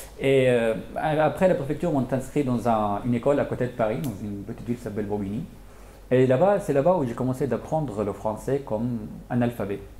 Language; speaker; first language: French; non-native, fluent; Arabic